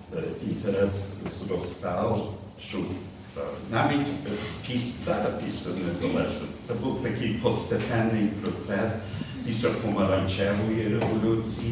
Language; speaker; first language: Ukrainian; early bilingual, heritage; Ukrainian